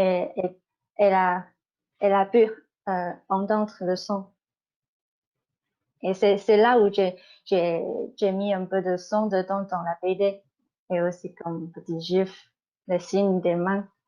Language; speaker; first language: French; non-native, fluent; Chinese